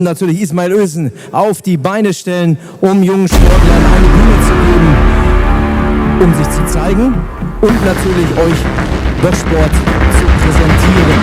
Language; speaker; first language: German; native; German